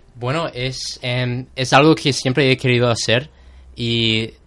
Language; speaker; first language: Spanish; non-native, fluent; English